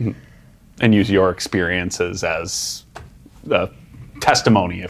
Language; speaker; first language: English; native; English